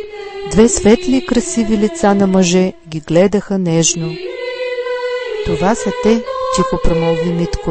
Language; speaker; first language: Bulgarian; native; Bulgarian